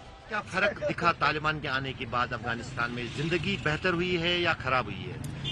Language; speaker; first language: Hindi; native; Hindi